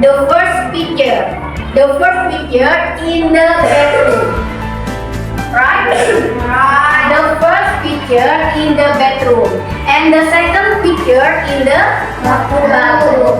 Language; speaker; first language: English; non-native, learner; Indonesian